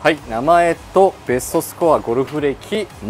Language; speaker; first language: Japanese; native; Japanese